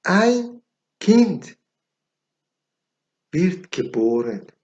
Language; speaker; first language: German; non-native, learner; Persian